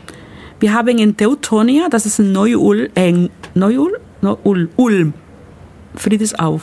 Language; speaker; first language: German; non-native, learner; Spanish